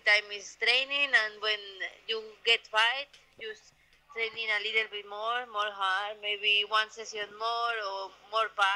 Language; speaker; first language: English; non-native, learner; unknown